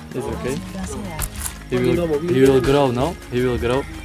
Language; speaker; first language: English; non-native, learner; Slovak